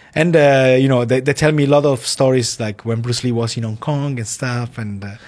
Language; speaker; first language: English; non-native, fluent; Italian